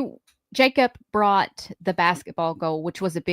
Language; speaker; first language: English; native; English